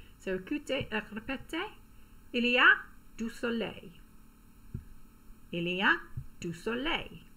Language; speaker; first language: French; non-native, fluent; English